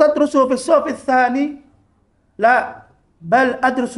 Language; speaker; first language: Arabic; non-native, learner; Indonesian